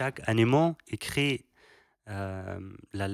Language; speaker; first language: French; non-native, learner; Persian